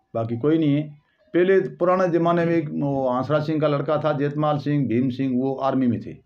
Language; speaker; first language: Hindi; native; Hindi